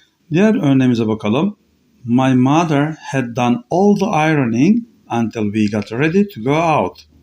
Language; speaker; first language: English; non-native, fluent; Turkish